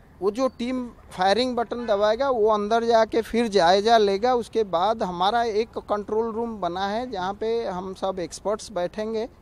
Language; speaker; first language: Hindi; non-native, local second language; Odia